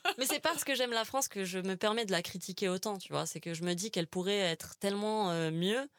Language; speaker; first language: French; non-native, local second language; Arabic